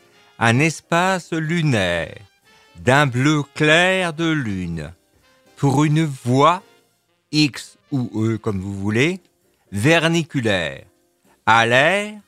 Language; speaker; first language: French; native; French